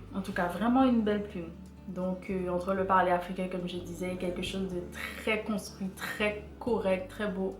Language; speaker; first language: French; native; French